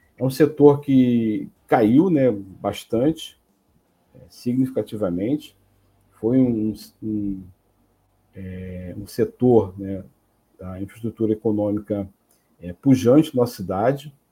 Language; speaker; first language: Portuguese; native; Portuguese